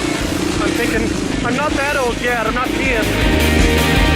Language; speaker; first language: English; native; English